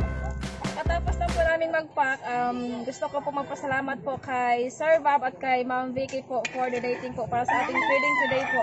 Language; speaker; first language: Filipino; non-native, local second language; Cebuano